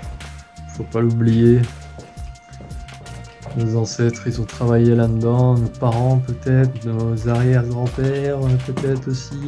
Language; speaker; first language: French; native; French